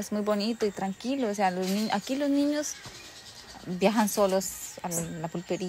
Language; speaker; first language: Spanish; native; Spanish